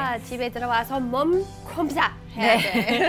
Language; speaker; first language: Korean; non-native, learner; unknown